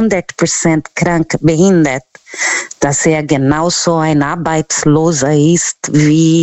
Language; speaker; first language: German; non-native, fluent; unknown